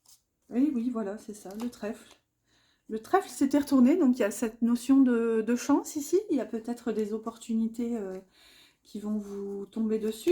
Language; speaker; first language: French; native; French